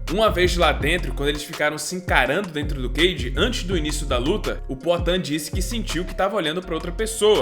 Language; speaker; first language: Portuguese; native; Portuguese